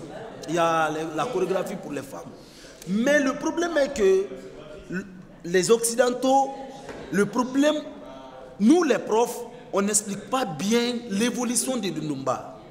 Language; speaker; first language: French; non-native, fluent; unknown